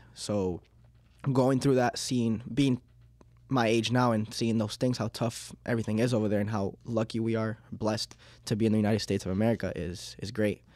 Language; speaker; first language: English; early bilingual, other home language; Spanish